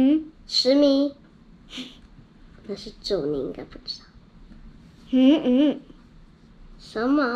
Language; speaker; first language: Chinese; native; Chinese